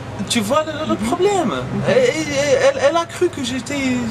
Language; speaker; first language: French; non-native, local second language; Arabic